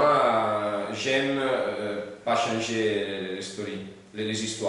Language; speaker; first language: French; non-native, learner; Italian